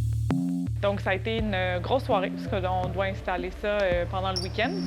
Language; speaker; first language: French; native; French